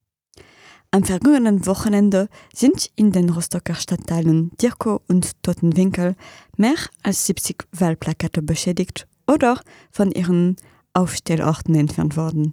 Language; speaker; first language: German; non-native, fluent; French